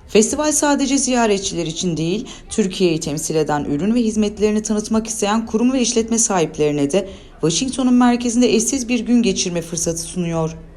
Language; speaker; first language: Turkish; native; Turkish